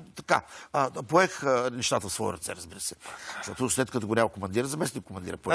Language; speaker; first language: Bulgarian; native; Bulgarian